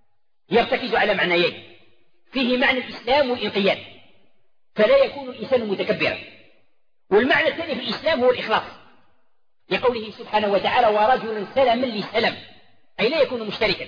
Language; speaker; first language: Arabic; native; Arabic